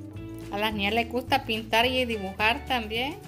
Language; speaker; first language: Spanish; native; Spanish